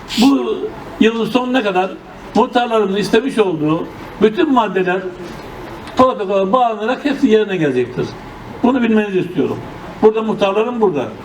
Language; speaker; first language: Turkish; native; Turkish